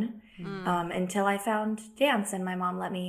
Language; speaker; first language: English; native; English